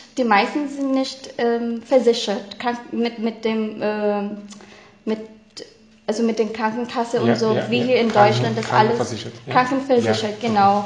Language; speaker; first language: German; non-native, fluent; Filipino